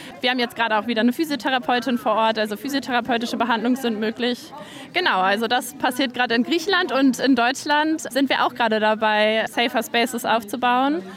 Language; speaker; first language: German; native; German